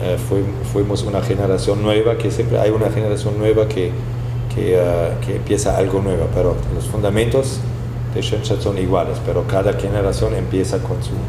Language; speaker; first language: Spanish; non-native, fluent; German